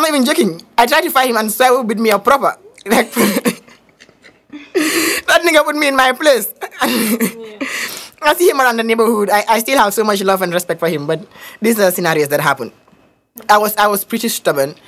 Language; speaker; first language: English; non-native, local second language; Wolof